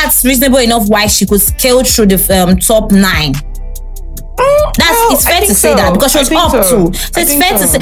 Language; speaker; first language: English; non-native, local second language; Igbo